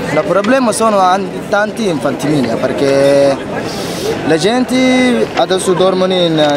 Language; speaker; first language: Italian; non-native, learner; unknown